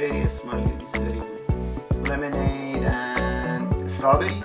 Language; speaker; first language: English; non-native, learner; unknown